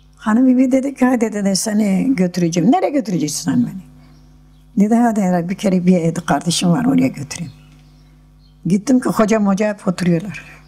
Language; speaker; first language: Turkish; non-native, local second language; Kurdish